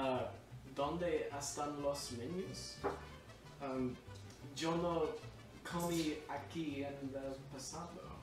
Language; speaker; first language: Spanish; non-native, learner; English